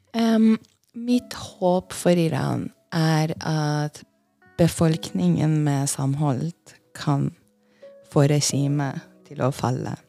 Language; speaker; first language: Norwegian; non-native, fluent; Persian